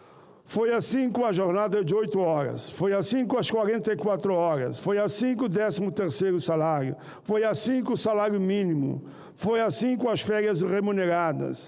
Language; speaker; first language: Portuguese; native; Portuguese